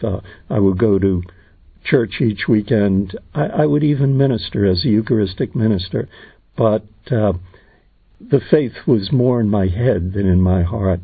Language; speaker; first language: English; native; English